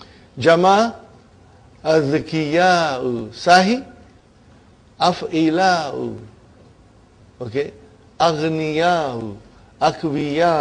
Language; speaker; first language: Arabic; non-native, fluent; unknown